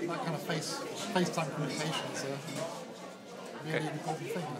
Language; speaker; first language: English; native; English